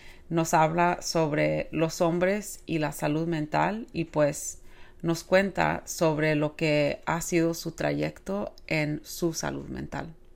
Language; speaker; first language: Spanish; early bilingual, heritage; Spanish